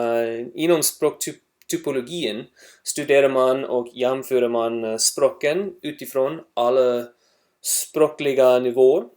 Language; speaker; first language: Swedish; non-native, learner; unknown